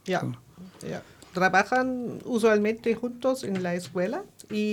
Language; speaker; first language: Spanish; non-native, fluent; German